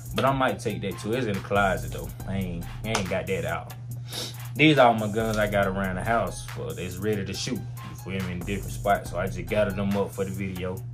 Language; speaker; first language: English; native; English